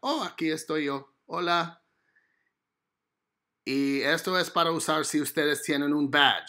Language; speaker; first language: Spanish; non-native, fluent; English